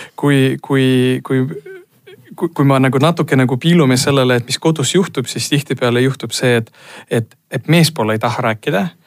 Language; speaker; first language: Estonian; non-native, local second language; Russian